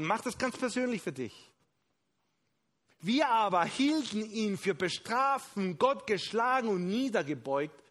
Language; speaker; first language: German; non-native, fluent; Spanish